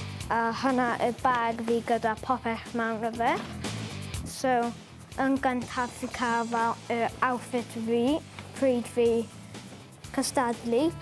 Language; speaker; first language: Welsh; non-native, local second language; English